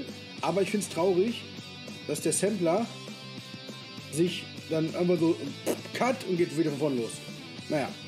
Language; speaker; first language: German; native; German